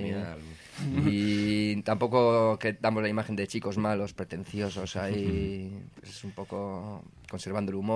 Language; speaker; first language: Spanish; native; Spanish